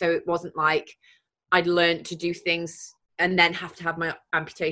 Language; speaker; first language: English; native; English